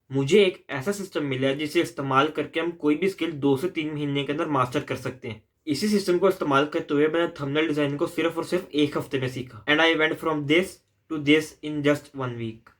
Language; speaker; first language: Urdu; native; Urdu